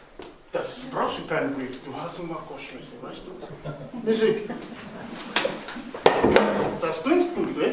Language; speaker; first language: German; non-native, fluent; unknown